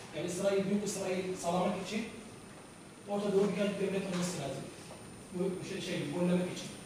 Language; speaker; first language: Turkish; non-native, learner; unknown